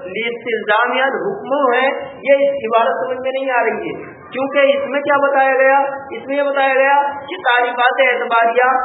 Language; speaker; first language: Urdu; native; Urdu